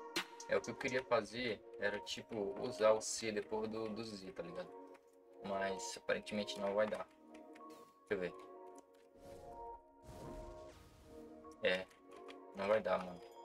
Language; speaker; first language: Portuguese; native; Portuguese